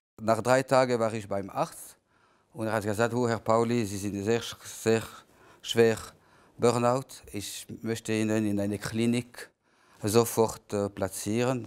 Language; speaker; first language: German; non-native, local second language; French